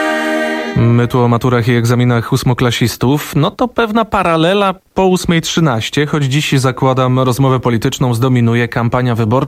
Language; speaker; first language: Polish; native; Polish